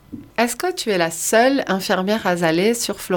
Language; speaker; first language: French; native; French